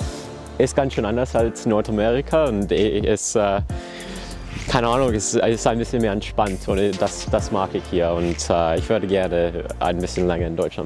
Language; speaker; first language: German; early bilingual, heritage; German